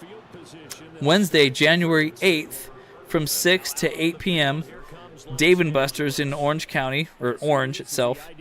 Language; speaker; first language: English; native; English